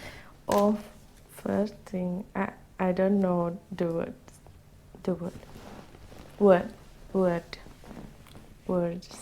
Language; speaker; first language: English; non-native, learner; Thai